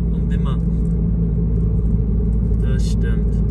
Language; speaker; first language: German; non-native, fluent; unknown